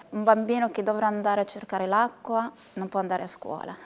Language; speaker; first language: Italian; non-native, fluent; Arabic